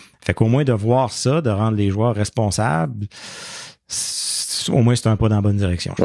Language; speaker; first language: French; native; French